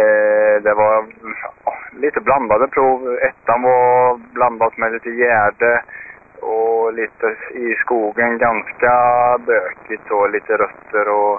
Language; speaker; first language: Swedish; native; Swedish